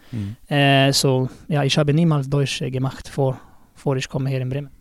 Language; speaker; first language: German; non-native, learner; Swedish